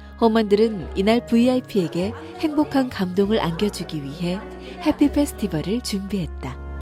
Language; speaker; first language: Korean; native; Korean